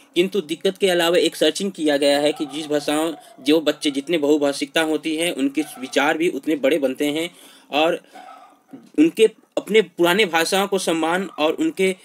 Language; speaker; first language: Hindi; non-native, local second language; Bhojpuri